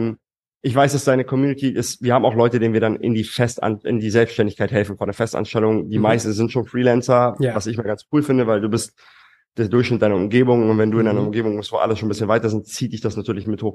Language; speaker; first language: German; native; German